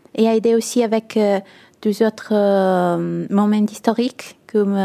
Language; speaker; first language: French; non-native, learner; Italian